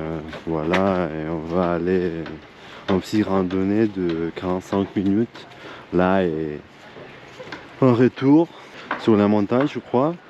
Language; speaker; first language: French; non-native, learner; Russian